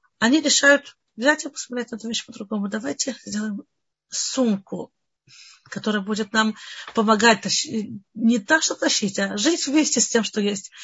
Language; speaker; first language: Russian; early bilingual, heritage; Russian